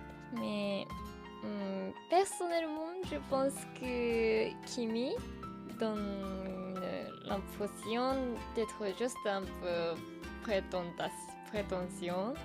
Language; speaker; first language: French; non-native, learner; Japanese